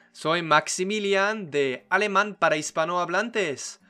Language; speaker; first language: Spanish; non-native, fluent; German